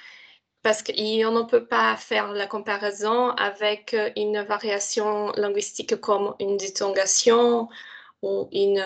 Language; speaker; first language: French; non-native, learner; Portuguese